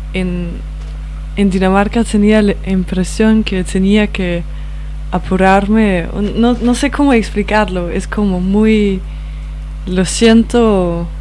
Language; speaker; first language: Spanish; non-native, fluent; Danish